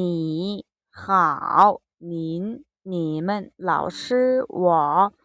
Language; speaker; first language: Chinese; non-native, fluent; Mongolian